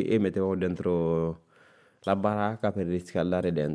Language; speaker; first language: Italian; non-native, fluent; Bambara